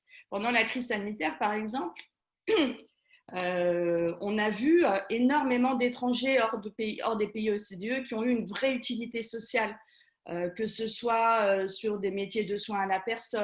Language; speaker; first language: French; native; French